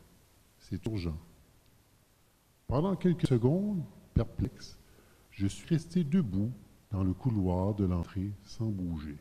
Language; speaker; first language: French; native; French